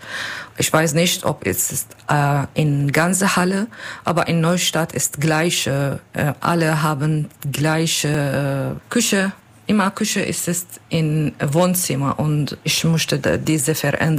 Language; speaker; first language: German; non-native, learner; Kurdish